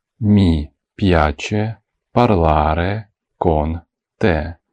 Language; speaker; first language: Italian; non-native, fluent; Ukrainian